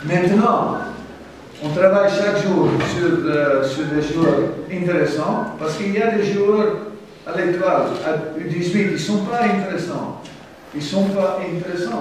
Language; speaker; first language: French; non-native, fluent; German